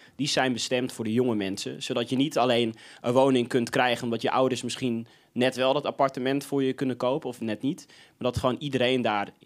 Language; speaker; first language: Dutch; native; Dutch